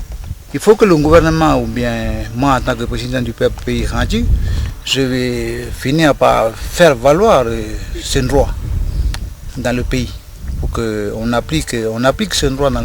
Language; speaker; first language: French; non-native, local second language; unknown